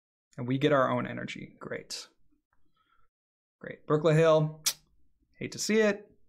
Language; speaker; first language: English; native; English